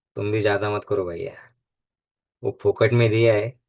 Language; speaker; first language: Hindi; non-native, local second language; Marathi